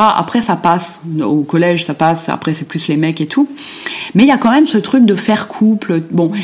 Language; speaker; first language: French; early bilingual, other home language; German